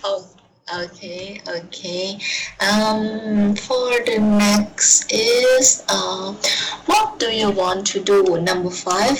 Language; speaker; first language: English; non-native, learner; Thai